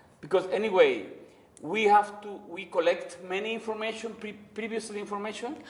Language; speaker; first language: English; non-native, learner; Spanish